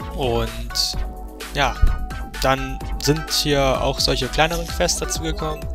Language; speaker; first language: German; native; German